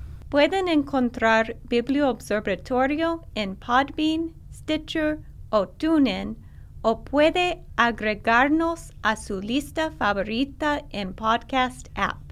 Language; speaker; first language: Spanish; non-native, learner; English